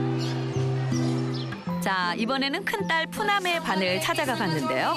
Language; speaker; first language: Korean; native; Korean